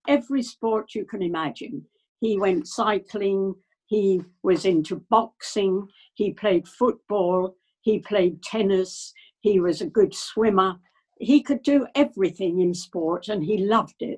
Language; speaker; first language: English; native; English